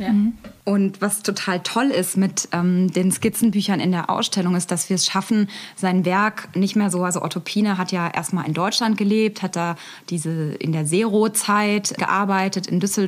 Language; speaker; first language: German; native; German